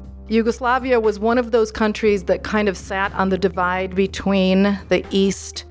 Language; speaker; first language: English; early bilingual, other home language; Macedonian